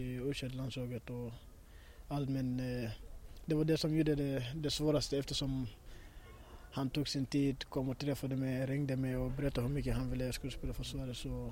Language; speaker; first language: Swedish; early bilingual, other home language; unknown